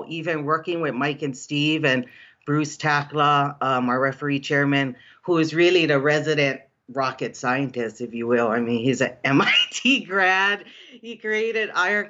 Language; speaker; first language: English; native; English